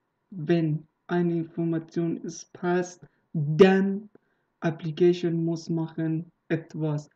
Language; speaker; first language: German; non-native, learner; Persian